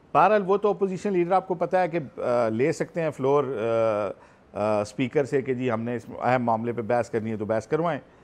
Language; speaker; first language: Urdu; native; Urdu